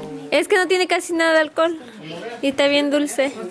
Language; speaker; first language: Spanish; early bilingual, heritage; Spanish